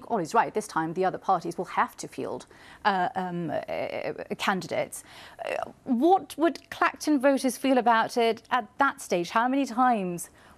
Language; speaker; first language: English; non-native, local second language; Bangla